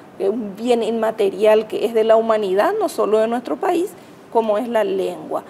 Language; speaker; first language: Spanish; native; Spanish